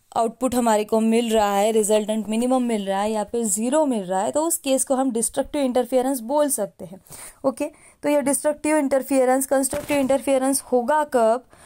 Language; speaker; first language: Hindi; non-native, local second language; Marathi